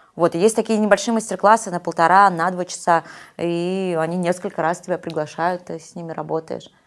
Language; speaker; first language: Russian; native; Russian